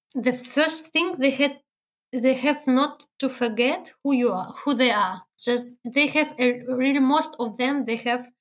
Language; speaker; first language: English; non-native, learner; Russian